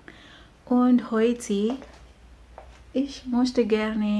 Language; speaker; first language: German; non-native, learner; Filipino